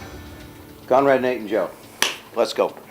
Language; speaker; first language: English; native; English